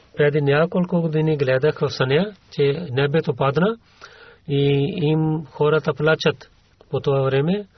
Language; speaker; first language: Bulgarian; non-native, learner; Urdu